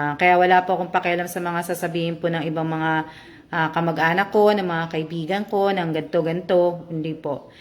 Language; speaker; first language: Filipino; native; Filipino